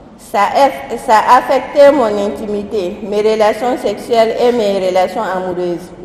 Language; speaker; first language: French; non-native, local second language; Soninke